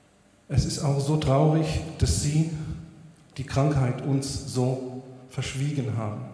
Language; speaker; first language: German; non-native, fluent; Hebrew